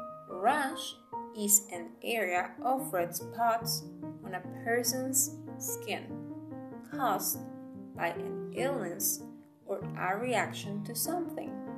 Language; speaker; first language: English; non-native, fluent; Spanish